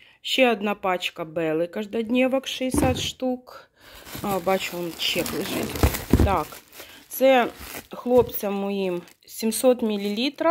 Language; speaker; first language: Ukrainian; non-native, local second language; Russian